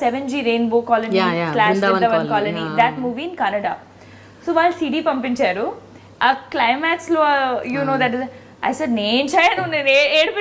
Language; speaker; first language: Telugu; non-native, fluent; Hindi